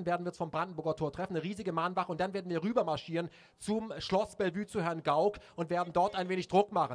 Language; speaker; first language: German; native; German